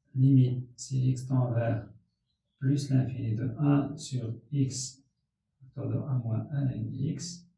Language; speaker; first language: French; non-native, local second language; Arabic